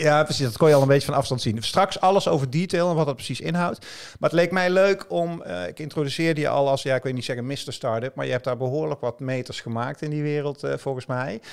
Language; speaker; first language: Dutch; native; Dutch